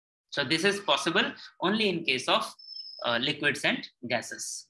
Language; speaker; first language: English; non-native, local second language; Hindi